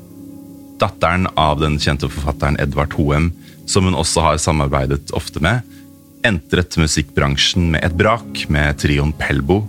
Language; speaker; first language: Norwegian; native; Norwegian